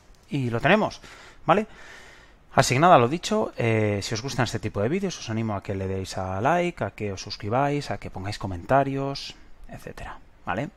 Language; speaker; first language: Spanish; native; Spanish